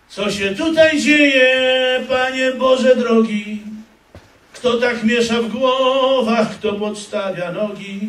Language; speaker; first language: Polish; native; Polish